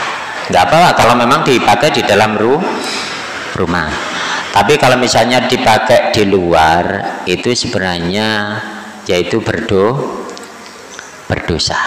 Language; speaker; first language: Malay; non-native, local second language; Javanese